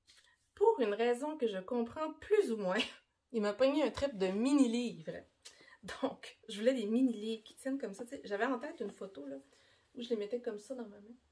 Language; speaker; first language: French; native; French